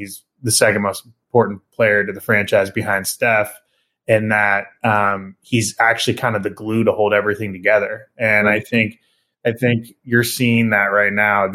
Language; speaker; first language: English; native; English